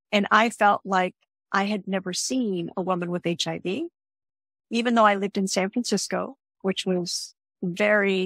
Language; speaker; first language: English; native; English